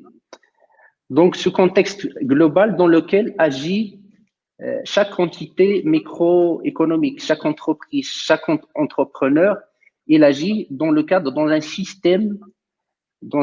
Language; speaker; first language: French; non-native, local second language; Arabic